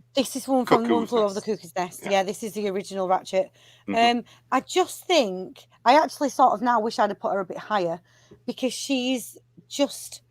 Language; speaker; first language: English; native; English